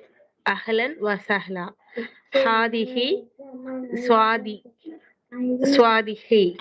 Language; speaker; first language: Arabic; non-native, learner; Tamil